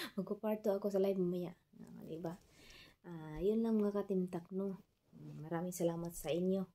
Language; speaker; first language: Filipino; non-native, local second language; Cebuano